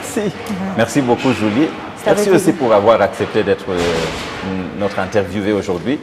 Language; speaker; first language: French; non-native, fluent; Swahili